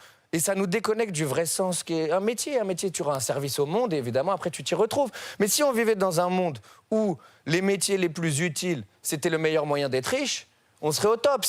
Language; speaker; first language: French; native; French